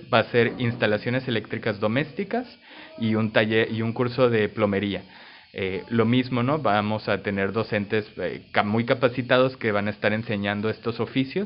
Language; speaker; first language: Spanish; native; Spanish